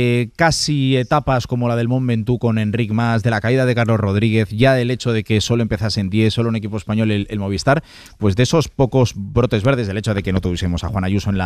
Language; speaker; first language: Spanish; native; Spanish